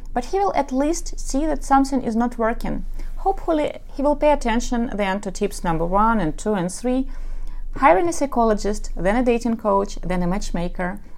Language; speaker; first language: English; non-native, fluent; Russian